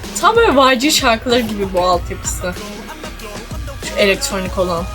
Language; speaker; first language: Turkish; native; Turkish